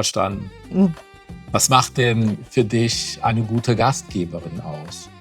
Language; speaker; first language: German; native; German